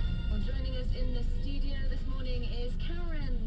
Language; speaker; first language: English; non-native, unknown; Korean